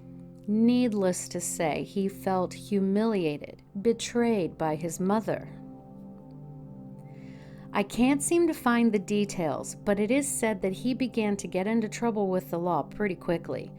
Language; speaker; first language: English; native; English